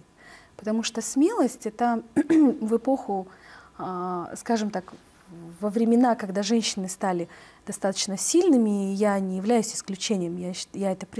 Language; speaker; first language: Russian; native; Russian